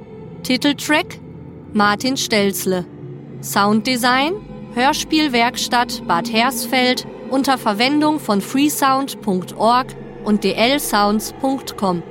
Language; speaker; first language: German; native; German